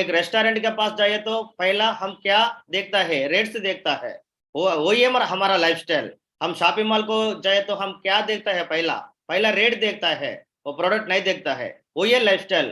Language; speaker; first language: Hindi; non-native, local second language; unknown